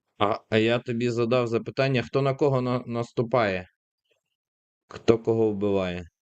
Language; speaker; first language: Ukrainian; native; Ukrainian